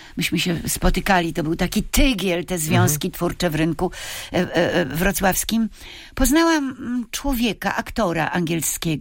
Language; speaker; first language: Polish; native; Polish